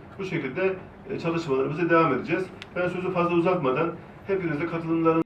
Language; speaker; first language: Turkish; native; Turkish